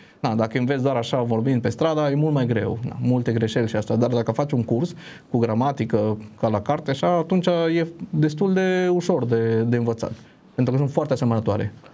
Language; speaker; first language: Romanian; non-native, fluent; Spanish